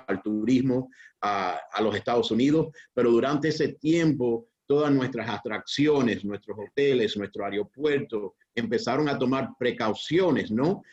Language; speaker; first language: Spanish; early bilingual, heritage; Spanish